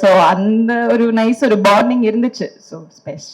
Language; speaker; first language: Tamil; non-native, local second language; Malayalam